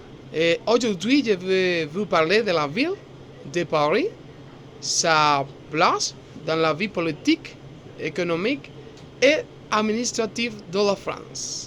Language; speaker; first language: French; non-native, learner; Spanish